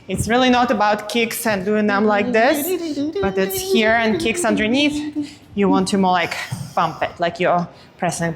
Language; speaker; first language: English; native; English